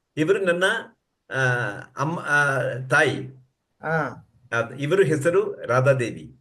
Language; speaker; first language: Kannada; non-native, learner; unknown